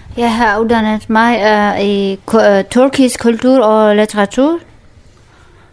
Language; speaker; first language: Danish; non-native, learner; Kurdish